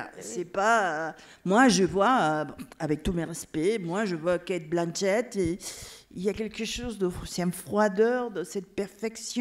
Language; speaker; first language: French; non-native, fluent; Catalan